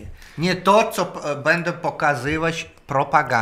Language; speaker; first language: Polish; non-native, learner; Russian